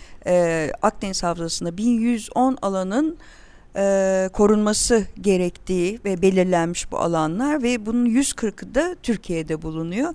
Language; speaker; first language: Turkish; native; Turkish